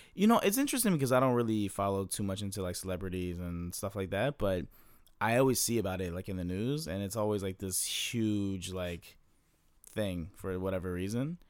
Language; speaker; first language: English; native; English